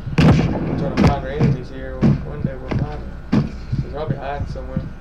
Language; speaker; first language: English; native; English